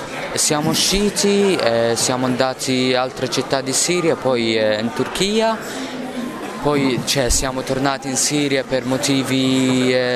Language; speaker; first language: Italian; non-native, learner; Arabic